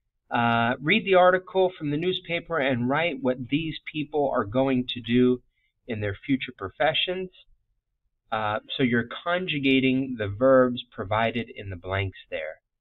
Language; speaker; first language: English; native; English